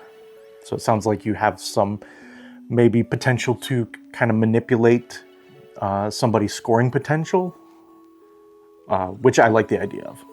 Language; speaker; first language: English; native; English